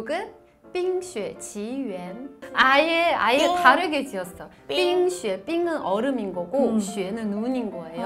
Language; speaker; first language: Korean; non-native, fluent; Chinese